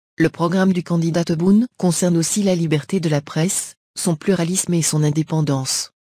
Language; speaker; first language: French; non-native, local second language; Arabic